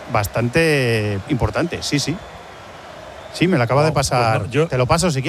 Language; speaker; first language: Spanish; native; Spanish